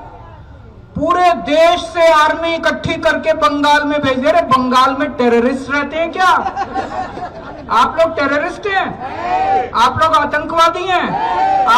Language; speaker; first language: Hindi; native; Hindi